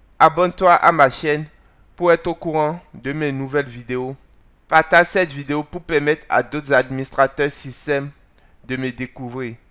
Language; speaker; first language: French; non-native, local second language; Fon